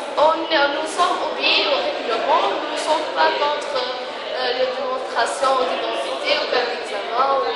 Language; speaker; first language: French; non-native, learner; Arabic